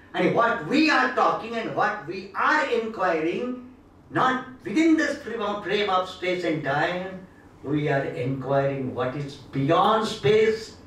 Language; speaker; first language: English; non-native, local second language; Marathi